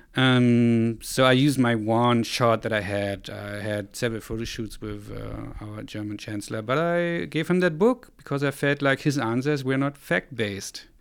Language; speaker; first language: English; non-native, fluent; German